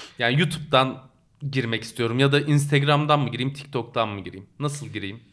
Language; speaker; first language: Turkish; native; Turkish